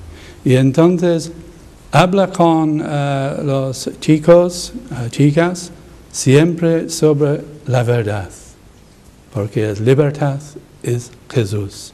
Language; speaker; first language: Spanish; non-native, learner; English